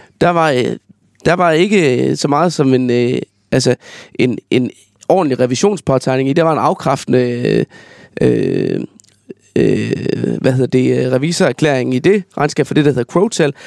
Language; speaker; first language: Danish; native; Danish